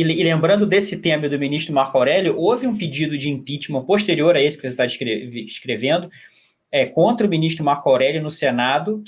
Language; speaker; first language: Portuguese; native; Portuguese